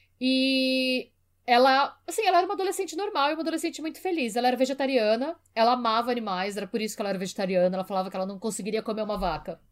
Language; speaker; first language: Portuguese; native; Portuguese